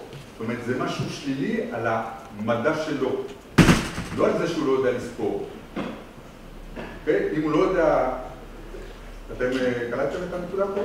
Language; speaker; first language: Hebrew; non-native, fluent; French